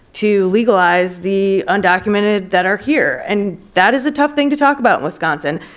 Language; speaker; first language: English; native; English